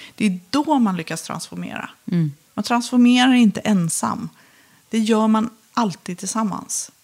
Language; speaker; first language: Swedish; native; Swedish